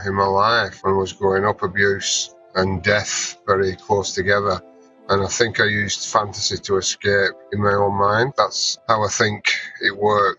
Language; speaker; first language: English; native; English